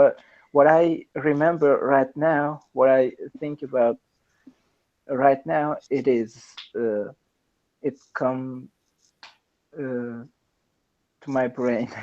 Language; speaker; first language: English; non-native, learner; Persian